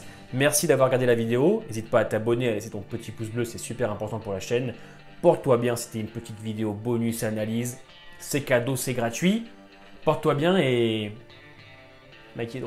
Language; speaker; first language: French; native; French